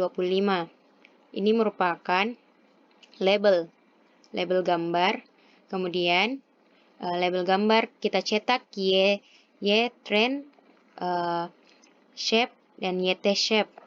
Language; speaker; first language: Indonesian; native; Indonesian